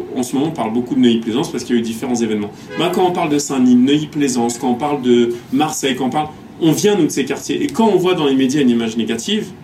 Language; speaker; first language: French; native; French